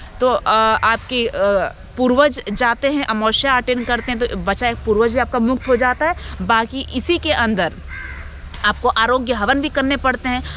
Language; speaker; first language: Hindi; native; Hindi